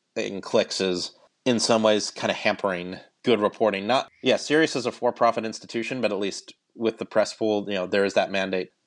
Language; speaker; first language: English; native; English